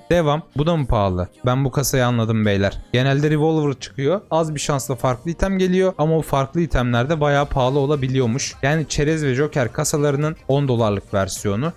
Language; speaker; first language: Turkish; native; Turkish